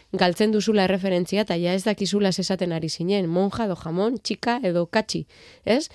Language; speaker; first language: Basque; non-native, local second language; Spanish